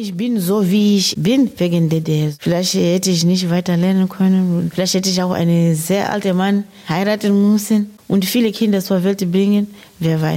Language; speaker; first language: German; non-native, fluent; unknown